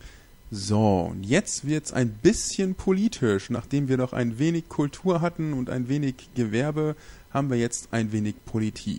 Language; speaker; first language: German; native; German